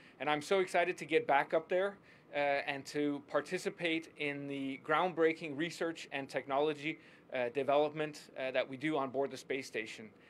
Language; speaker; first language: English; non-native, fluent; Danish